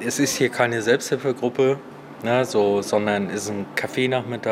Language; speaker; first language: German; native; German